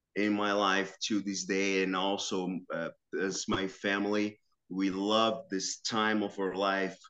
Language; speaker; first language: English; non-native, fluent; Portuguese